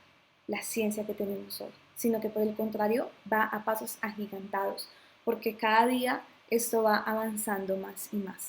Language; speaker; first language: Spanish; native; Spanish